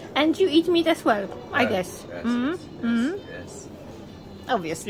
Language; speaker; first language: English; non-native, fluent; Polish